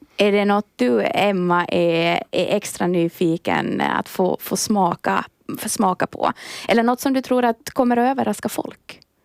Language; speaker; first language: Swedish; native; Swedish